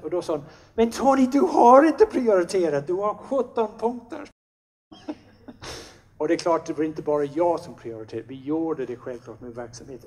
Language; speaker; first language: Swedish; non-native, fluent; English